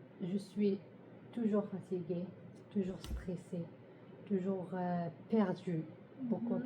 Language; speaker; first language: French; non-native, learner; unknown